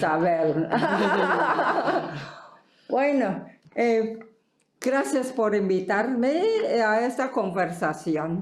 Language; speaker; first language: Spanish; non-native, fluent; Chinese